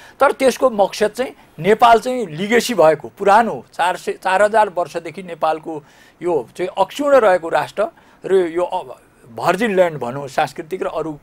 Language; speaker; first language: Nepali; native; Nepali